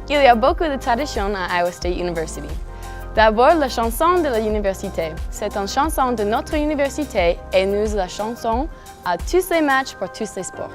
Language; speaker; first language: French; non-native, learner; English